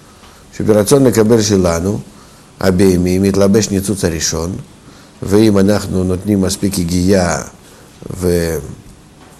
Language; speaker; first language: Hebrew; non-native, fluent; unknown